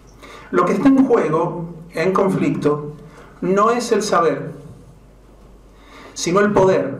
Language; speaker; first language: Spanish; native; Spanish